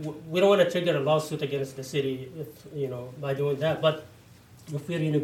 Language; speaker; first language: English; non-native, fluent; Arabic